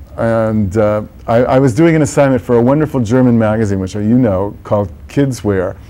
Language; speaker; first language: English; native; English